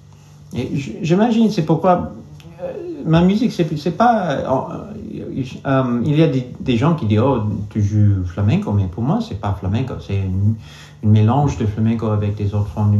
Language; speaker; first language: French; non-native, local second language; English